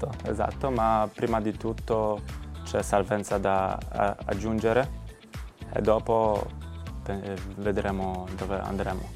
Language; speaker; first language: Italian; non-native, learner; Polish